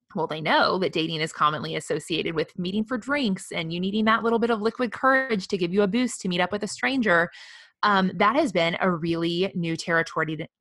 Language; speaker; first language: English; native; English